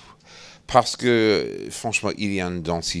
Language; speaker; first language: French; non-native, fluent; English